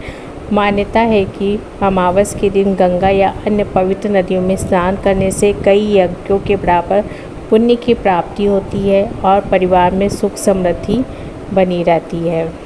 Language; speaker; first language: Hindi; native; Hindi